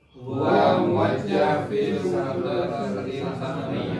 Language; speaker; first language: Arabic; non-native, learner; Indonesian